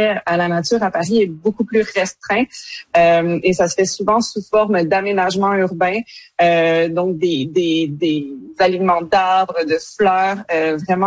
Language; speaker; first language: French; native; French